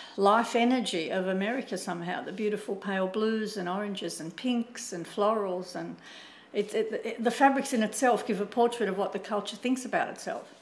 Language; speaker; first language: English; native; English